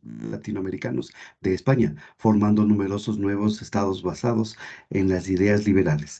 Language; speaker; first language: Spanish; native; Spanish